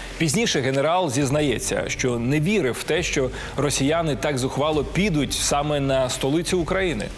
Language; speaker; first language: Ukrainian; native; Ukrainian